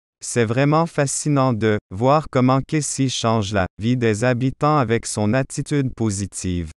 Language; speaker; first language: French; non-native, fluent; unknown